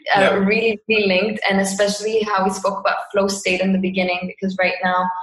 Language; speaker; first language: English; non-native, fluent; Greek